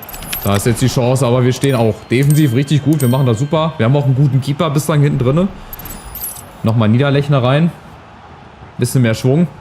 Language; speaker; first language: German; native; German